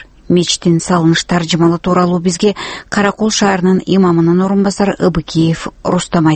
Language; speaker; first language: Kyrgyz; native; Kyrgyz